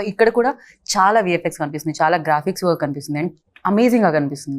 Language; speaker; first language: Telugu; native; Telugu